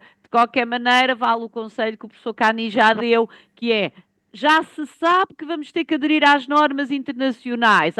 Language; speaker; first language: Portuguese; native; Portuguese